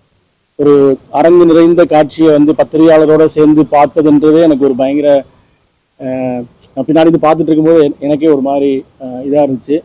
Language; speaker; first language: Tamil; native; Tamil